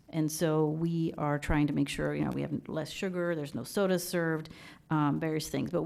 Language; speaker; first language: English; early bilingual, other home language; Persian